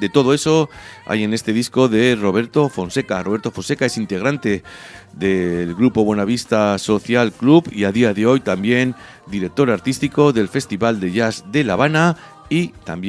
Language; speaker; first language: Spanish; native; Spanish